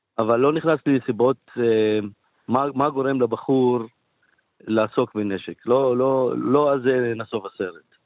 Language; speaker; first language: Hebrew; non-native, local second language; Arabic